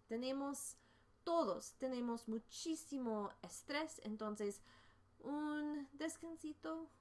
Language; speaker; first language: Spanish; non-native, fluent; English